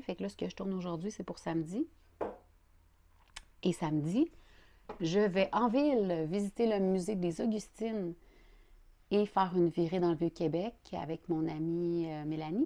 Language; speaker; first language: French; native; French